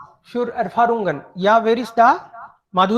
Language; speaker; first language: German; non-native, fluent; Hindi